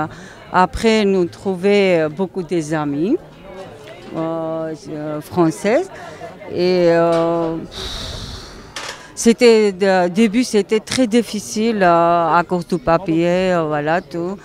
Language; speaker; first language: French; non-native, learner; Georgian